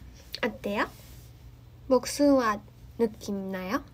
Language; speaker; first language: Korean; non-native, learner; Japanese